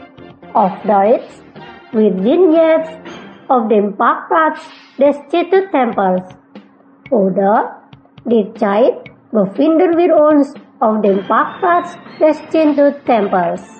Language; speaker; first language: German; non-native, fluent; Indonesian